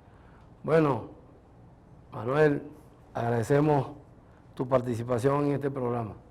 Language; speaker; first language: Spanish; native; Spanish